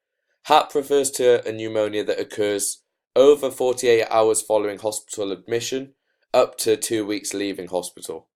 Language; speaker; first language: English; native; English